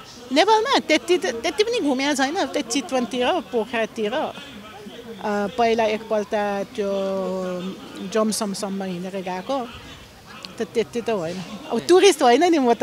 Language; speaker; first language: Nepali; early bilingual, other home language; German